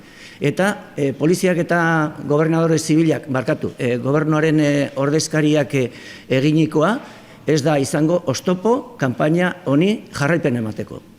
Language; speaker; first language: Basque; non-native, local second language; Spanish